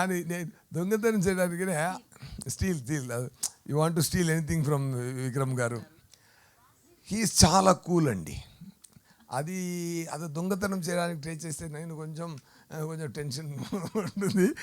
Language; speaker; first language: Telugu; non-native, learner; Tamil